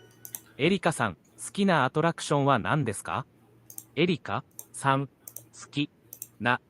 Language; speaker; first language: Japanese; non-native, learner; English